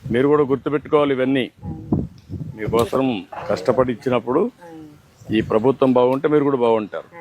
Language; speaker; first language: Telugu; native; Telugu